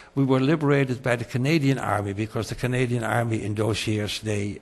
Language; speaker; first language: English; non-native, fluent; Dutch